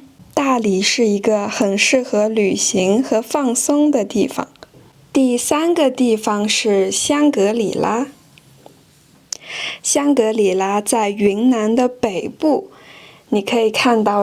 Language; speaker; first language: Chinese; non-native, fluent; French